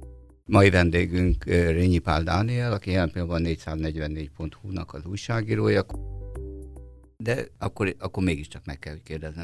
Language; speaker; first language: Hungarian; native; Hungarian